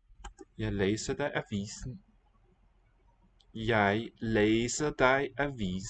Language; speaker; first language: Danish; non-native, learner; English